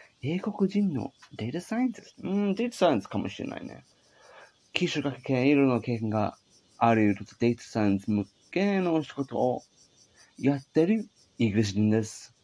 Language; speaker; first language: Japanese; non-native, learner; English